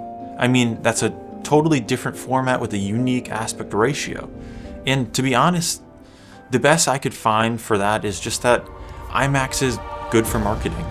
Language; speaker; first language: English; native; English